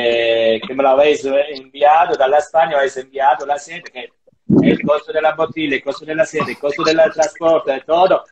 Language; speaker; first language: Spanish; non-native, learner; Italian